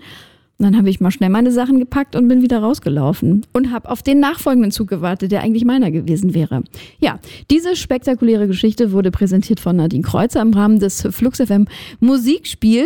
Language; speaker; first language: German; native; German